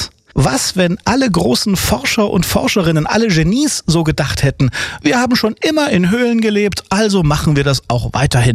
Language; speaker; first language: German; native; German